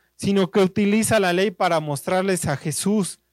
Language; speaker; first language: Spanish; native; Spanish